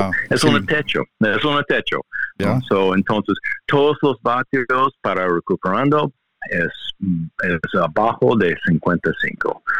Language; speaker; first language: Spanish; non-native, learner; English